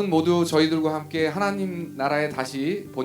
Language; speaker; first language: Korean; native; Korean